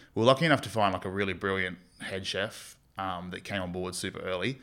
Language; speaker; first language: English; native; English